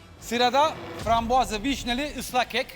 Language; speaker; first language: Turkish; native; Turkish